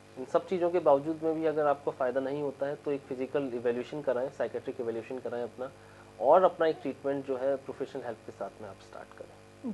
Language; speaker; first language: Hindi; native; Hindi